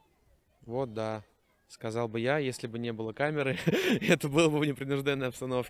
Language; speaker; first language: Russian; native; Russian